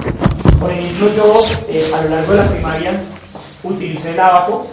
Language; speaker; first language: Spanish; native; Spanish